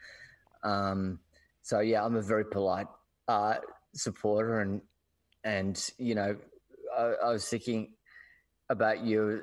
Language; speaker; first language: English; native; English